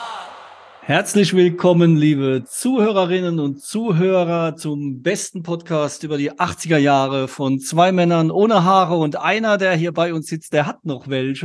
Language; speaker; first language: German; native; German